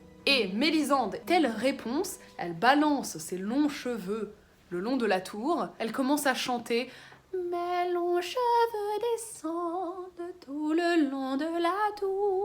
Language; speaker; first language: French; native; French